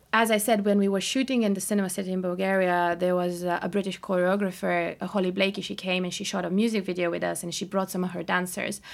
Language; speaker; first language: English; non-native, fluent; Bulgarian